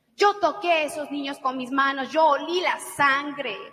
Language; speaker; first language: Spanish; early bilingual, heritage; Spanish